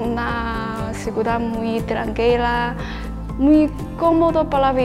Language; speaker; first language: Spanish; non-native, learner; Chinese